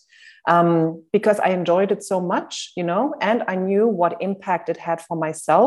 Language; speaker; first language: English; non-native, fluent; German